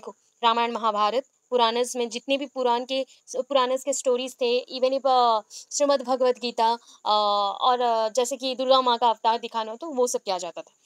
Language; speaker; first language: Hindi; non-native, local second language; Bangla